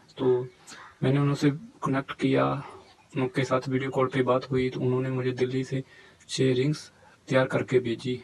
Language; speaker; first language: Hindi; non-native, local second language; Punjabi